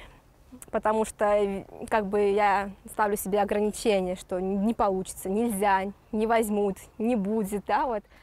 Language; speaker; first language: Russian; native; Russian